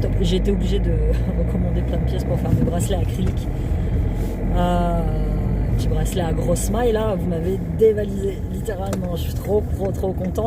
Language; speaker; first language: French; native; French